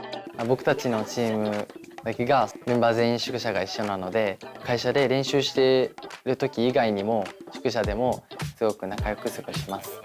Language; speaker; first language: Japanese; native; Japanese